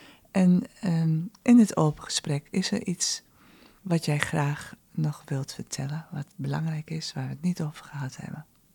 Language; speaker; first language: Dutch; native; Dutch